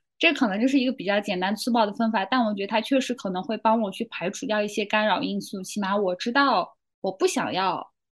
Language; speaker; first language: Chinese; native; Chinese